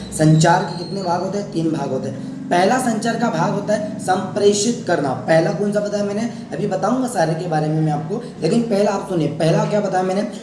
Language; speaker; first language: Hindi; native; Hindi